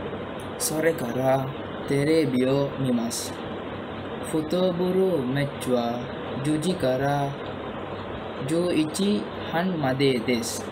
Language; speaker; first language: Japanese; non-native, learner; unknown